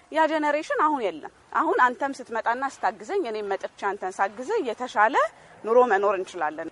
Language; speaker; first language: Amharic; native; Amharic